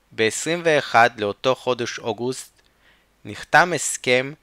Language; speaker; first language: Hebrew; non-native, fluent; Russian